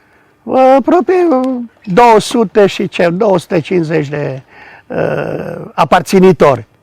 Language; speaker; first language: Romanian; non-native, local second language; Ukrainian